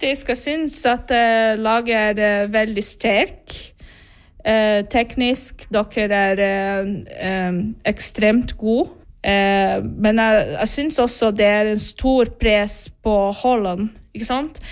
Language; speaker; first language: Norwegian; non-native, fluent; Portuguese